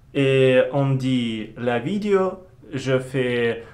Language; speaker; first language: French; non-native, learner; Russian